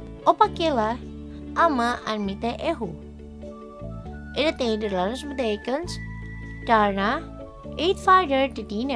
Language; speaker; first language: Dutch; non-native, learner; Indonesian